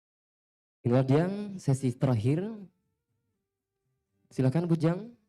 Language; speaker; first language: Indonesian; native; Indonesian